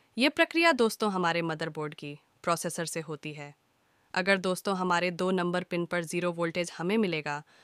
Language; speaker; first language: Hindi; native; Hindi